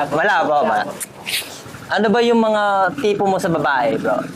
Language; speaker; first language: Filipino; native; Filipino